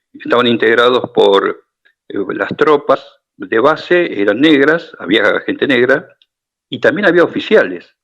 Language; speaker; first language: Spanish; native; Spanish